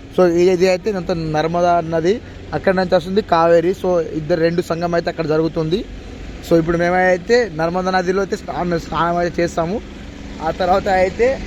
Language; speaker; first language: Telugu; native; Telugu